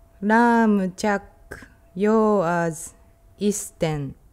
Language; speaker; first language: Hungarian; non-native, learner; Japanese